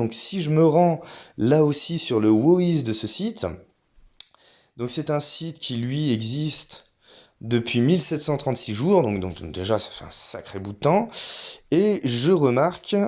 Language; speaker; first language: French; native; French